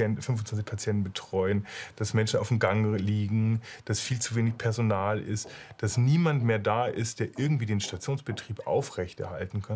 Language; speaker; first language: German; native; German